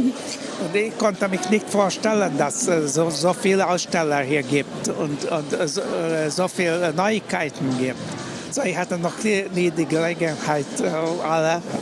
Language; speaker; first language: German; non-native, learner; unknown